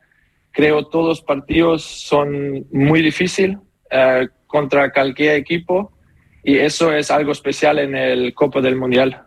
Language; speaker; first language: Spanish; non-native, learner; German